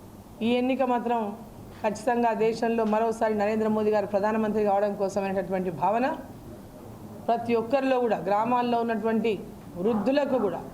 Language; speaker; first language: Telugu; native; Telugu